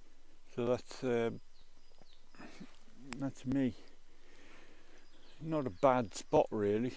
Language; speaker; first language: English; native; English